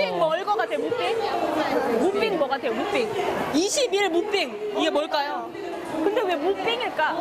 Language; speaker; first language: Korean; native; Korean